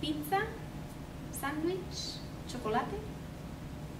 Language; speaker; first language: Spanish; non-native, fluent; English